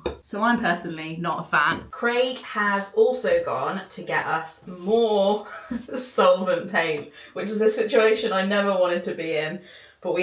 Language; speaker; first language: English; native; English